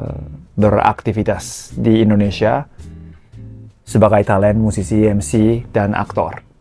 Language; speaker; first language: Indonesian; non-native, fluent; Japanese